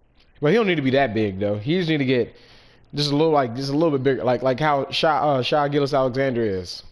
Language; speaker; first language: English; native; English